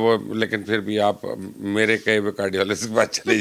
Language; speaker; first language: Urdu; native; Urdu